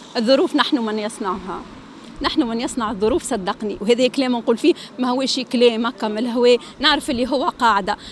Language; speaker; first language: Arabic; native; Arabic